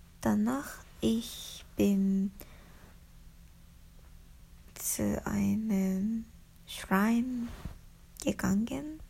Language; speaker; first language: German; non-native, learner; Japanese